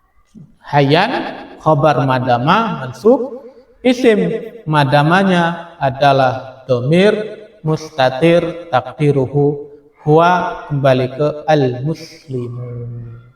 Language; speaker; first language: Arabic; non-native, fluent; Indonesian